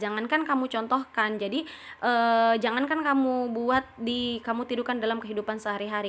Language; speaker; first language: Indonesian; native; Indonesian